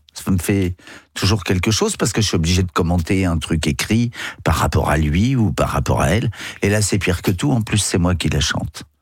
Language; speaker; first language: French; native; French